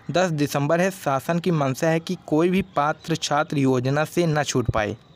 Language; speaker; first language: Hindi; native; Hindi